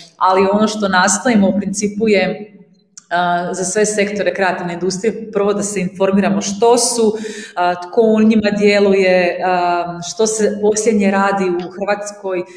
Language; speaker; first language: Croatian; native; Croatian